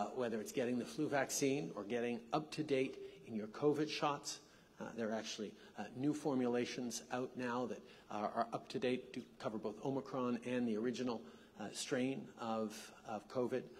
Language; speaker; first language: English; native; English